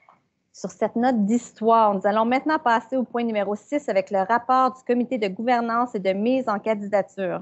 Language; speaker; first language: French; native; French